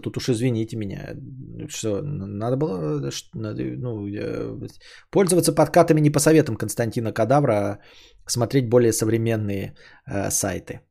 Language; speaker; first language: Russian; native; Russian